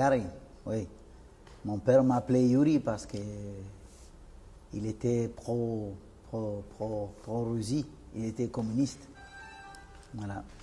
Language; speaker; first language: French; non-native, fluent; Spanish